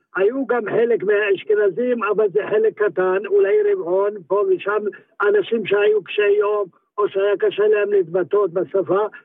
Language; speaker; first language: Hebrew; early bilingual, other home language; Arabic